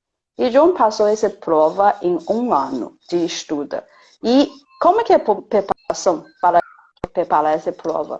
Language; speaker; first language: Portuguese; non-native, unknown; Chinese